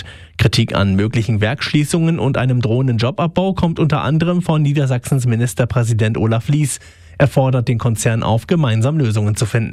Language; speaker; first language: German; native; German